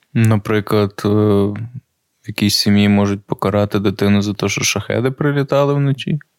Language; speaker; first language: Ukrainian; native; Ukrainian